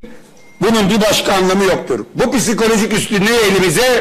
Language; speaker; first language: Turkish; native; Turkish